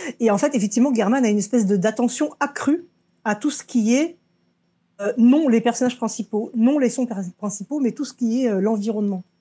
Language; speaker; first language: French; early bilingual, other home language; Russian